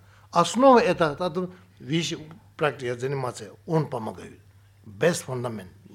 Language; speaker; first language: Russian; non-native, learner; Tibetan